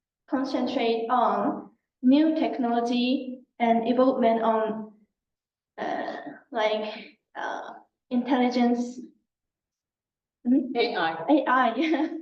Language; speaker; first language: English; non-native, learner; Japanese